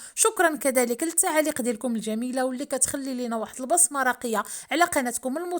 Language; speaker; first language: Arabic; native; Arabic